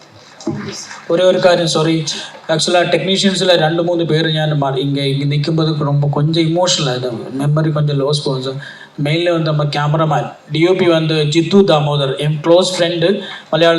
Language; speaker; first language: Tamil; non-native, learner; Malayalam